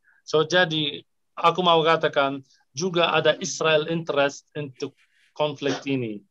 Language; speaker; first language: Indonesian; non-native, fluent; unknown